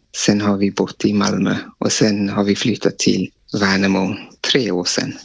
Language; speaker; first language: Swedish; non-native, fluent; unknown